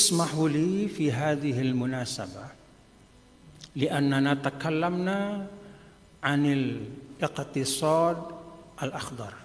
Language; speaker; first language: Arabic; non-native, fluent; Sasak